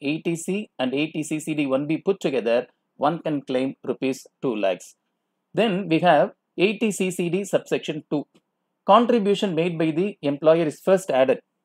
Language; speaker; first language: English; non-native, local second language; Tamil